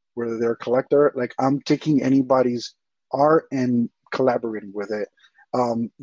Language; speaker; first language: English; early bilingual, other home language; Spanish